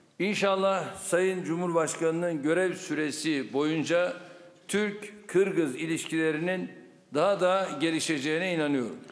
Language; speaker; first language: Turkish; native; Turkish